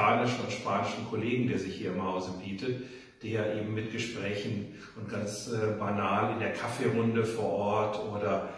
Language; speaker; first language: German; native; German